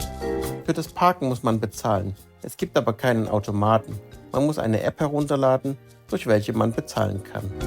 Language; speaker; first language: German; native; German